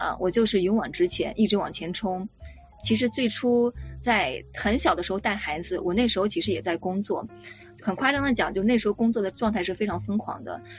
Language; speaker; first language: Chinese; native; Chinese